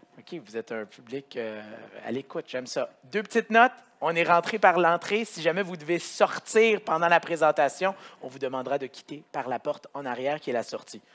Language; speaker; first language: French; native; French